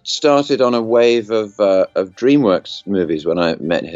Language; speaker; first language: English; native; English